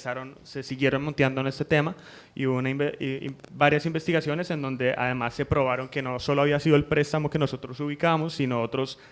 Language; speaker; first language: Spanish; native; Spanish